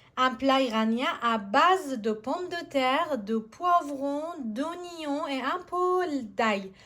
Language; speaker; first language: French; non-native, fluent; Persian